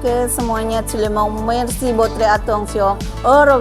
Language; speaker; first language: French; non-native, learner; Indonesian